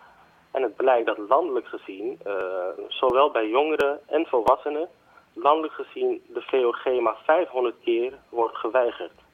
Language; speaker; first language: Dutch; native; Dutch